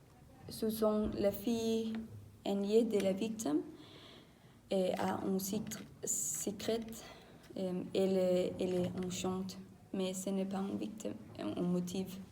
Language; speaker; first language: French; non-native, learner; Danish